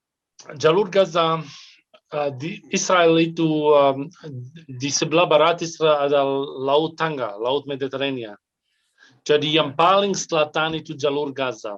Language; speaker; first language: Indonesian; non-native, fluent; Arabic